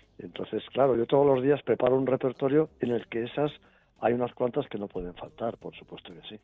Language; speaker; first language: Spanish; native; Spanish